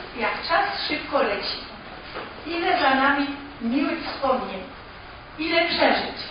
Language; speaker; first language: Polish; native; Polish